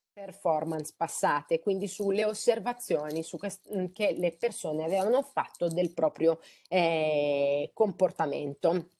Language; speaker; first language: Italian; non-native, fluent; Greek